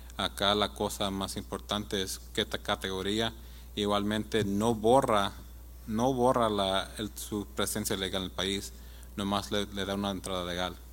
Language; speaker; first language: Spanish; early bilingual, heritage; Spanish